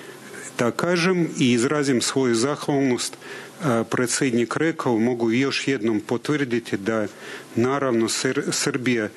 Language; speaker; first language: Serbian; non-native, fluent; Russian